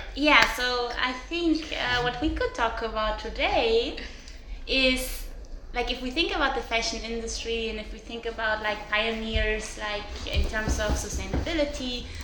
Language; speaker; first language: English; non-native, fluent; German